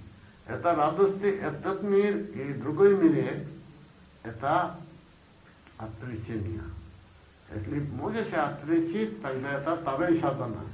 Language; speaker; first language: Russian; non-native, learner; Bangla